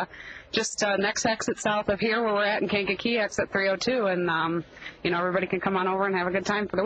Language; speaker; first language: English; native; English